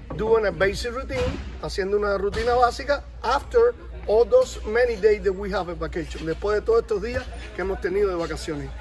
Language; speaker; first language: Spanish; native; Spanish